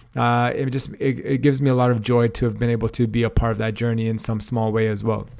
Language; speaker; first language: English; native; English